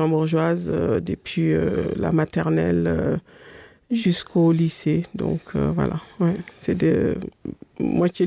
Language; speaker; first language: French; non-native, local second language; Wolof